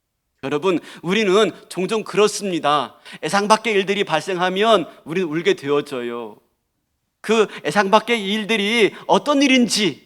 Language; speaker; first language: Korean; native; Korean